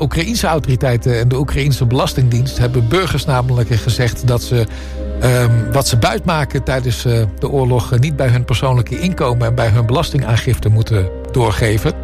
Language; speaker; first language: Dutch; native; Dutch